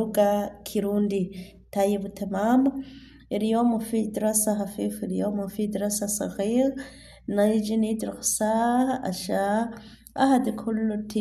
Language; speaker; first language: Arabic; non-native, learner; Rundi